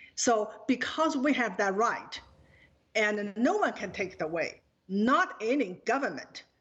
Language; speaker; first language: English; non-native, fluent; Chinese